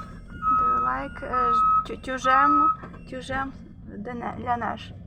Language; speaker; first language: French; non-native, learner; English